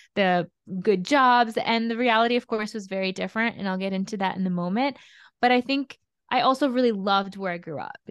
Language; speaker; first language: English; early bilingual, other home language; Russian